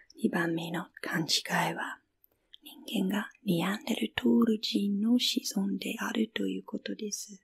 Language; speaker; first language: Japanese; non-native, fluent; English